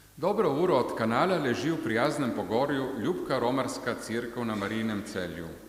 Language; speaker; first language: Slovenian; native; Slovenian